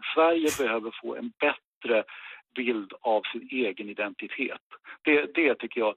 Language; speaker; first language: Swedish; native; Swedish